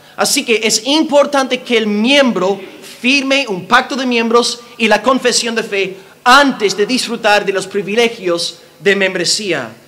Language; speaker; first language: Spanish; non-native, fluent; English